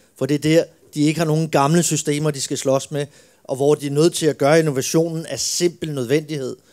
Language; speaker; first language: Swedish; non-native, learner; Danish